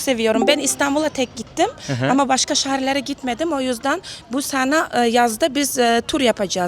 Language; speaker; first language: Turkish; non-native, learner; Uzbek